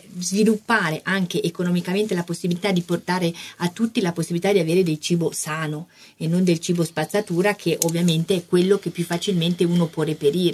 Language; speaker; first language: Italian; native; Italian